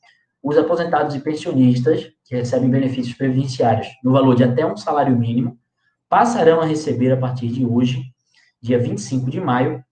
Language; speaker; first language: Portuguese; native; Portuguese